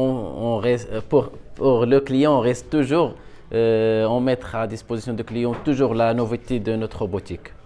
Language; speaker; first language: French; non-native, local second language; Arabic